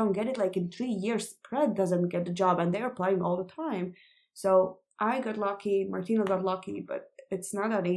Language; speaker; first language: English; non-native, fluent; Latvian